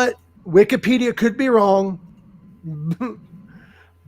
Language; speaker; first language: English; native; English